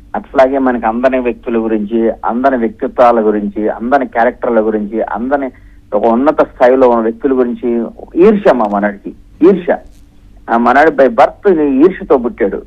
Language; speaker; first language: Telugu; native; Telugu